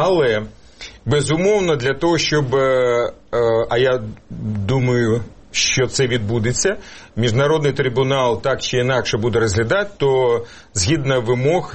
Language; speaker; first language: Ukrainian; native; Ukrainian